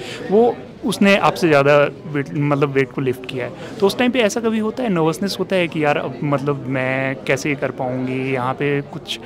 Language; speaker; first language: Hindi; native; Hindi